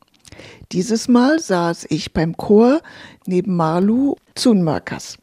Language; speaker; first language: German; native; German